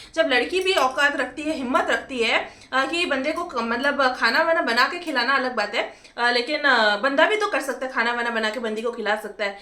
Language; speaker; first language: Hindi; non-native, local second language; Bangla